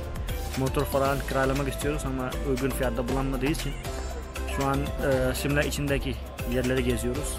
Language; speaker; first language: Turkish; non-native, fluent; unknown